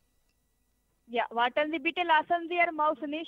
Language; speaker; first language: German; non-native, learner; Hindi